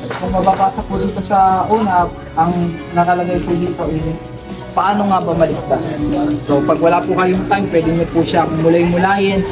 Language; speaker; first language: Filipino; native; Filipino